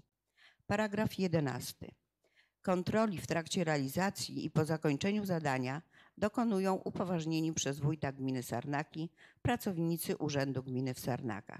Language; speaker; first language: Polish; native; Polish